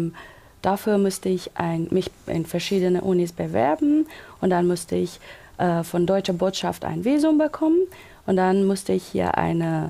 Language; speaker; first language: German; non-native, local second language; Persian